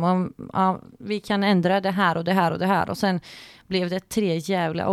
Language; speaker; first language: Swedish; non-native, fluent; Greek